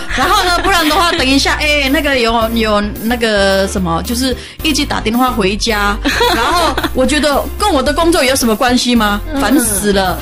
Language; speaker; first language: Chinese; non-native, fluent; Indonesian